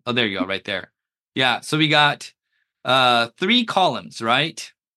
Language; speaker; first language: English; early bilingual, other home language; Japanese